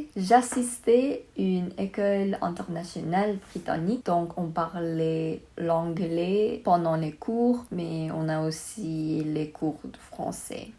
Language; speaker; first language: French; non-native, learner; Chinese